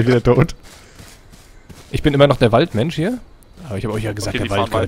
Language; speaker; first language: German; native; German